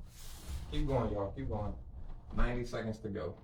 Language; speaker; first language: English; native; English